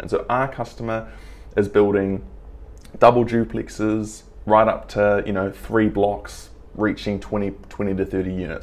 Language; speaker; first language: English; native; English